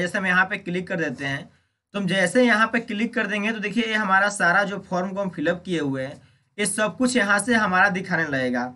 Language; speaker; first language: Hindi; native; Hindi